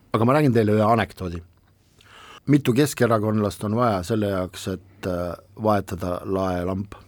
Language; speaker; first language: Estonian; non-native, local second language; Russian